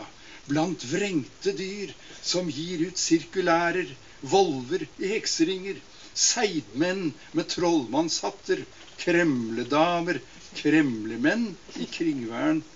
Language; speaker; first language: Norwegian; native; Norwegian